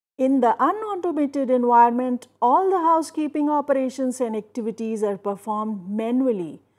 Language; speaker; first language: English; non-native, local second language; Hindi